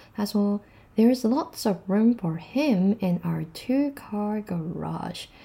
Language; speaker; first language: English; non-native, fluent; Chinese